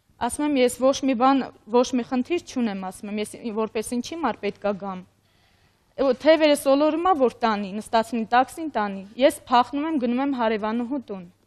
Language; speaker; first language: Armenian; native; Armenian